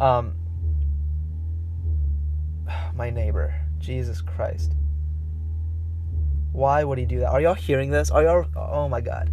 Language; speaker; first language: English; non-native, fluent; Spanish